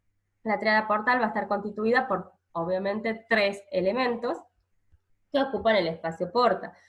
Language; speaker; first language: Spanish; native; Spanish